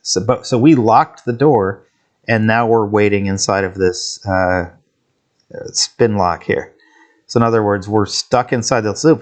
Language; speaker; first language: English; native; English